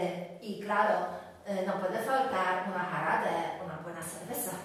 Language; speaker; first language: Spanish; non-native, fluent; Polish